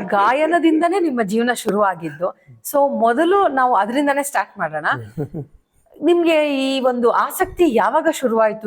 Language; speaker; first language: Kannada; native; Kannada